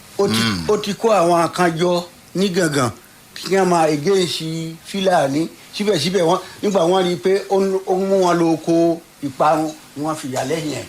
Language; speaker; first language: Yoruba; non-native, local second language; Fula